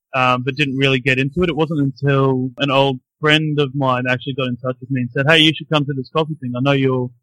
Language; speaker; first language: English; native; English